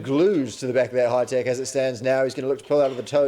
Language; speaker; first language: English; native; English